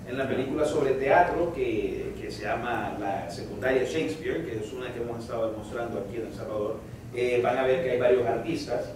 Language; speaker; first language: Spanish; native; Spanish